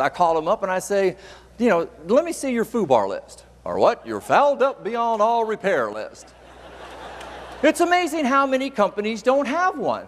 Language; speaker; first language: English; native; English